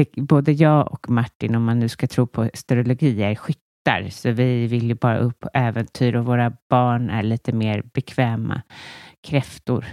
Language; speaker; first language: Swedish; native; Swedish